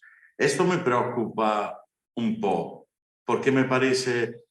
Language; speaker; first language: Spanish; non-native, fluent; Italian